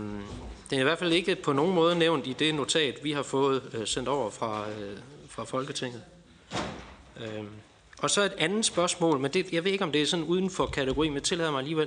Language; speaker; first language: Danish; native; Danish